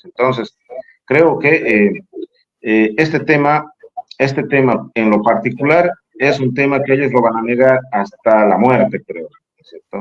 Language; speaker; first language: Spanish; native; Spanish